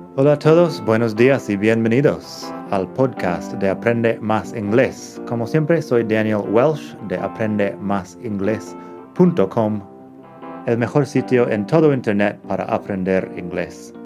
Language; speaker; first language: Spanish; non-native, fluent; English